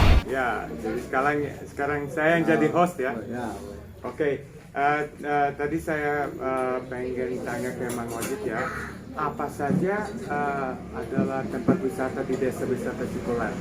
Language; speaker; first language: Indonesian; non-native, fluent; Serbian